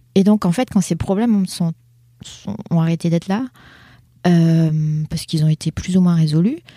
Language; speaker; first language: French; native; French